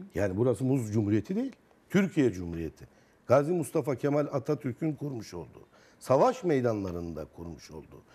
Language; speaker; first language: Turkish; native; Turkish